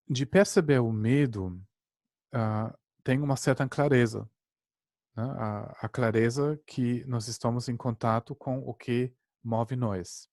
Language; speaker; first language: Portuguese; non-native, fluent; German